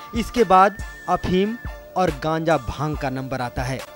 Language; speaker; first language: Hindi; native; Hindi